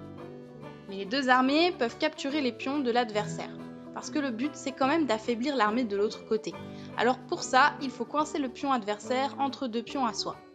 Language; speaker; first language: French; native; French